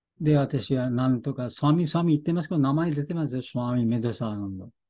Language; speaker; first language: Japanese; non-native, fluent; Bangla